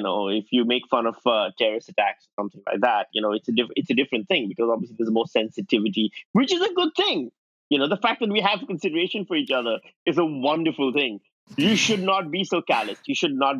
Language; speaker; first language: English; non-native, local second language; Urdu